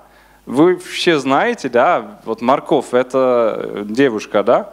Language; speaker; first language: Russian; non-native, learner; Dutch